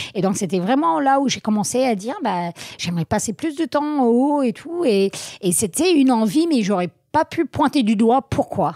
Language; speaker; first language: French; non-native, fluent; English